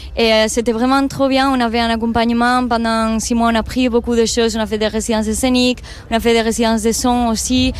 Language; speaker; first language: French; non-native, fluent; Spanish